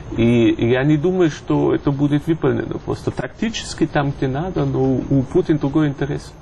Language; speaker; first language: Russian; non-native, fluent; German